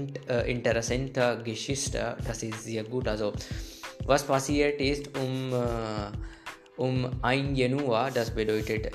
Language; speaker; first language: German; non-native, learner; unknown